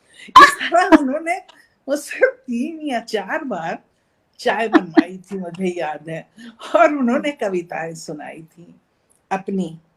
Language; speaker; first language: Hindi; native; Hindi